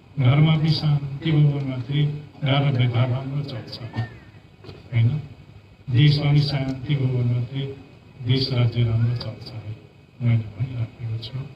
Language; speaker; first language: Nepali; non-native, local second language; Limbu